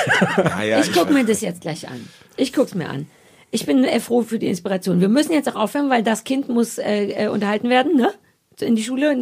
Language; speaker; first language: German; native; German